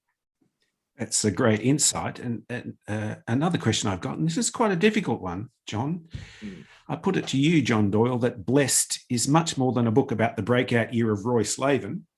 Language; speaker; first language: English; native; English